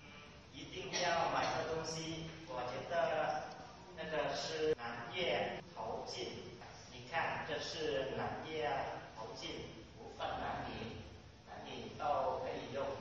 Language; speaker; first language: Chinese; non-native, learner; Vietnamese